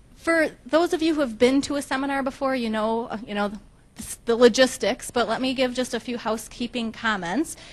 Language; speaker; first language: English; native; English